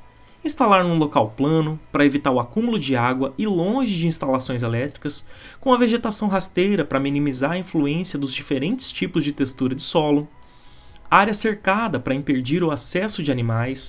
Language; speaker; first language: Portuguese; native; Portuguese